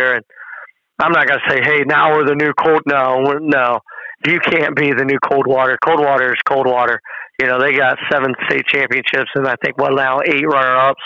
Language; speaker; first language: English; native; English